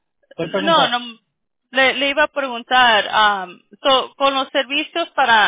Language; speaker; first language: Spanish; early bilingual, other home language; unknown